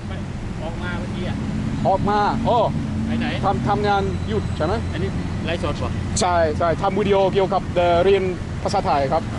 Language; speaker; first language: Thai; non-native, learner; English